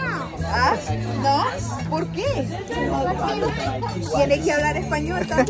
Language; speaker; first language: Spanish; early bilingual, heritage; Spanish